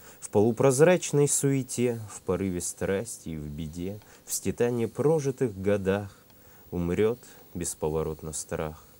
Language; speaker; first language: Russian; native; Russian